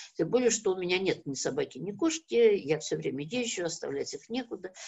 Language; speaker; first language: Russian; native; Russian